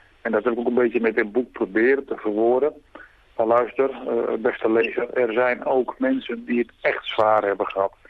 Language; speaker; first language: Dutch; native; Dutch